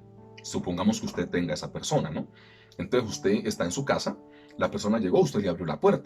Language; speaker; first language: Spanish; native; Spanish